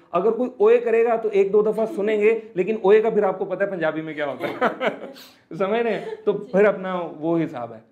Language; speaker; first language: Hindi; native; Hindi